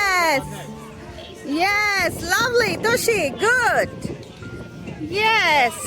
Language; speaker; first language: English; non-native, fluent; Bangla